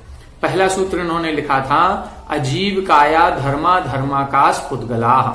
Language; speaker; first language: Hindi; native; Hindi